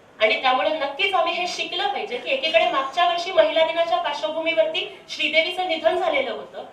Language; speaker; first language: Marathi; non-native, local second language; Telugu